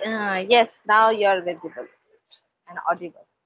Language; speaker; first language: English; non-native, local second language; Hindi